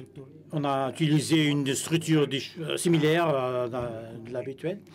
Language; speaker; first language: French; non-native, fluent; Spanish